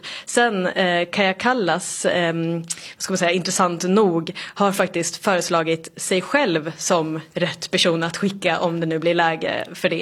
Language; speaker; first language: Swedish; native; Swedish